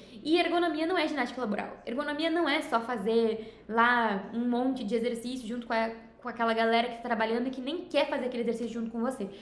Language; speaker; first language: Portuguese; native; Portuguese